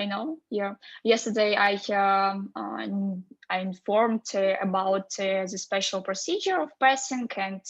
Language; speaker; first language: English; non-native, fluent; Russian